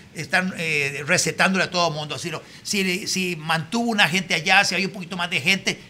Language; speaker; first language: Spanish; native; Spanish